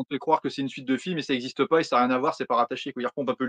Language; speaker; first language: French; native; French